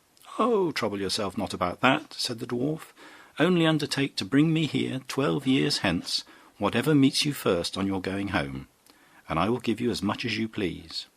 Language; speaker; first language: English; native; English